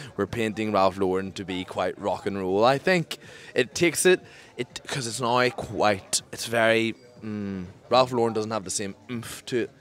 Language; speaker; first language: English; native; English